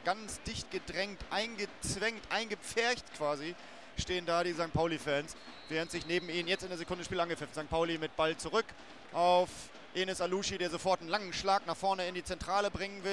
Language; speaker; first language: German; native; German